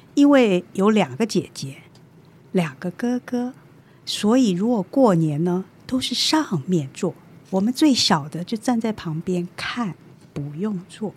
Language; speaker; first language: Chinese; native; Chinese